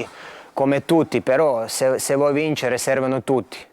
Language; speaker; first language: Italian; non-native, fluent; Croatian